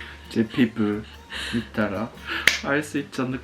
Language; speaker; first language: Korean; non-native, learner; Japanese